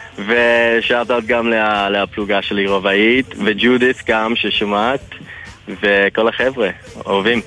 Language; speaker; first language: Hebrew; non-native, fluent; English